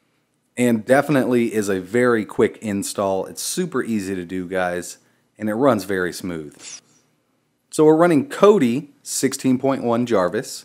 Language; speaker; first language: English; native; English